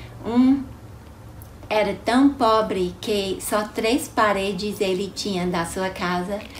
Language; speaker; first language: Portuguese; non-native, fluent; English